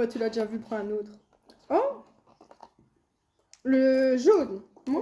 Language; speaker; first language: French; native; French